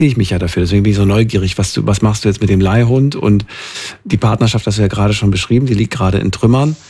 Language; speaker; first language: German; native; German